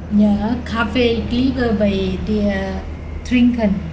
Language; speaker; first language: German; non-native, learner; Thai